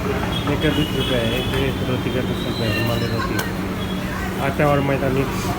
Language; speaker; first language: Hindi; non-native, local second language; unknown